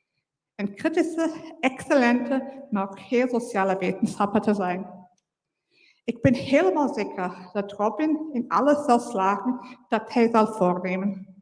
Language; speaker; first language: Dutch; non-native, fluent; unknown